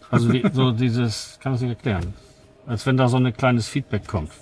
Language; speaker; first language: German; native; German